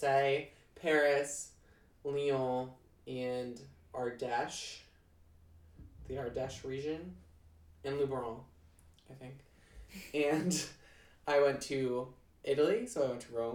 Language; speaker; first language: English; native; English